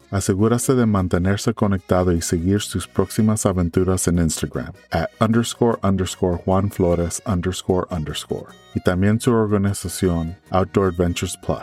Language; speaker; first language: Spanish; early bilingual, heritage; English